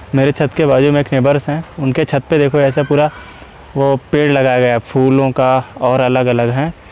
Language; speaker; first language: Hindi; native; Hindi